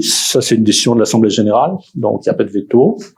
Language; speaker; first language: French; native; French